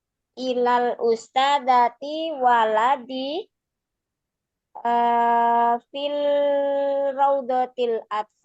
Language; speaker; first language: Arabic; non-native, learner; Indonesian